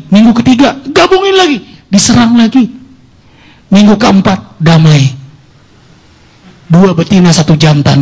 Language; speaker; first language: Indonesian; native; Indonesian